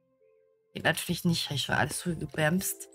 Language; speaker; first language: German; native; German